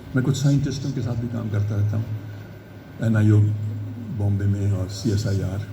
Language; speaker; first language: Hindi; early bilingual, heritage; Hindi